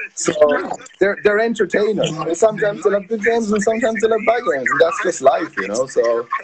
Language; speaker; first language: English; native; English